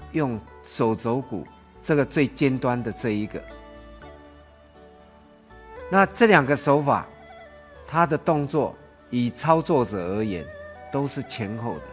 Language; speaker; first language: Chinese; native; Chinese